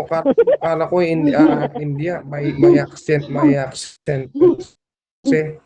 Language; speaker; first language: Filipino; non-native, local second language; Cebuano